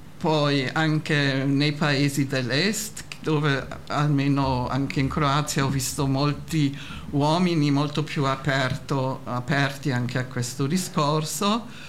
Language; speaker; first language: Italian; non-native, fluent; German